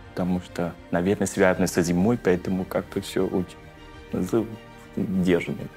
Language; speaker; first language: Russian; non-native, fluent; Vietnamese